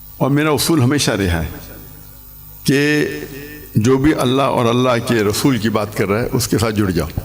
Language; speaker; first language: Urdu; non-native, local second language; English